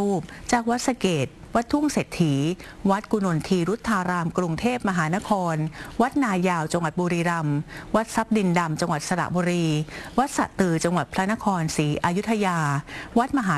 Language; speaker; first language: Thai; native; Thai